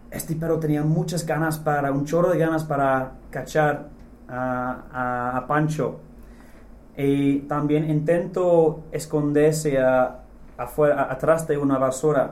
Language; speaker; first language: Spanish; non-native, fluent; English